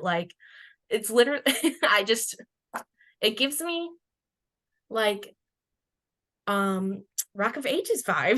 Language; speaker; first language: English; native; English